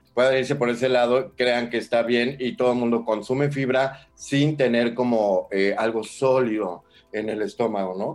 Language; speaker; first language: Spanish; native; Spanish